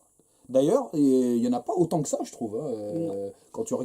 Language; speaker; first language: French; native; French